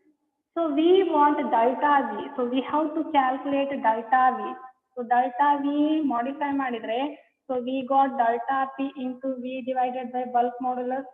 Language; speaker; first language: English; non-native, local second language; Kannada